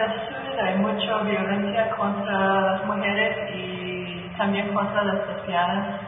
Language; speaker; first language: Spanish; non-native, learner; English